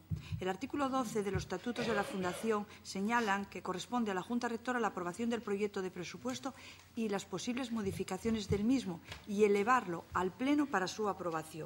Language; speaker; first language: Spanish; native; Spanish